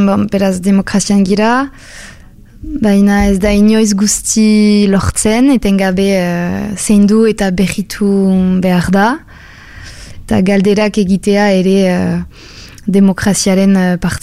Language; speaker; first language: Basque; non-native, local second language; French